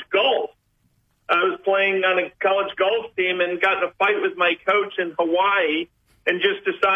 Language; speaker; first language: English; native; English